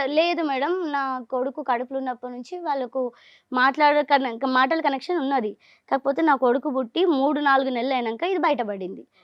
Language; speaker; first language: Telugu; native; Telugu